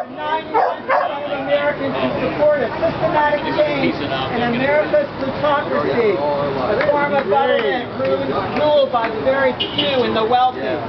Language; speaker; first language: English; native; English